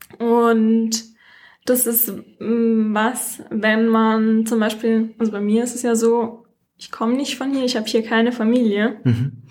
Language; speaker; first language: German; native; German